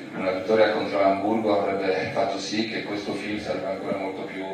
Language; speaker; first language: Italian; non-native, fluent; Polish